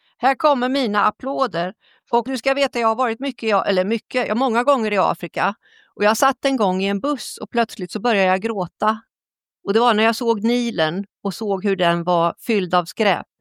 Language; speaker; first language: Swedish; native; Swedish